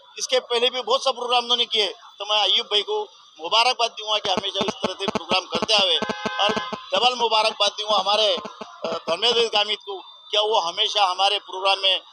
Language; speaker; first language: Hindi; non-native, local second language; Gujarati